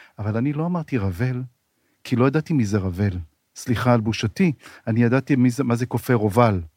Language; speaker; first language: Hebrew; native; Hebrew